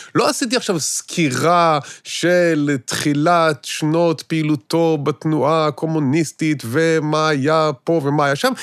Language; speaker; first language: Hebrew; native; Hebrew